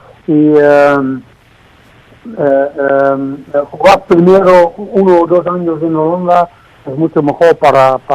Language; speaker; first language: Spanish; non-native, fluent; Dutch